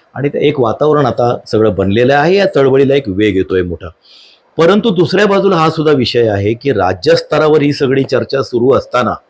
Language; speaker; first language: Marathi; native; Marathi